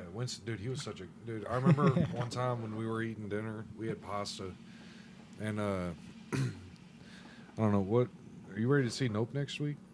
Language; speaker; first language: English; native; English